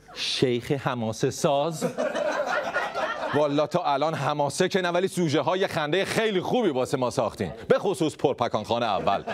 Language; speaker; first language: Persian; native; Persian